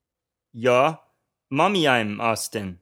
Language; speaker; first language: Persian; non-native, learner; English